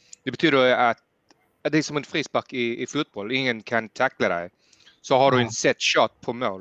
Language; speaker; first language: Swedish; early bilingual, heritage; Swedish